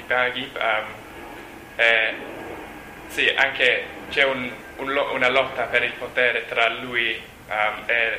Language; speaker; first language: Italian; non-native, learner; English